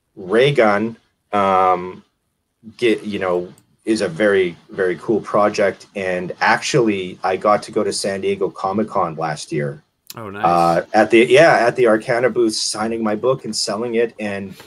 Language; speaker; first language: English; native; English